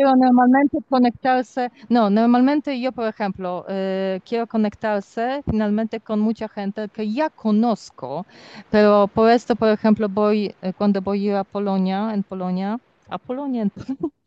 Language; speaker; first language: Spanish; non-native, learner; Polish